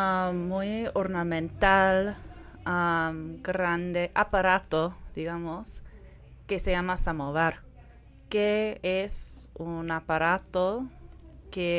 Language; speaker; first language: Spanish; non-native, fluent; Persian